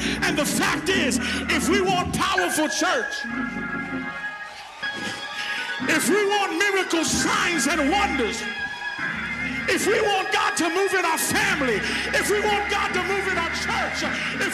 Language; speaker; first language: English; native; English